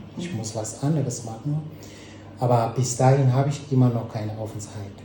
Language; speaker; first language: German; non-native, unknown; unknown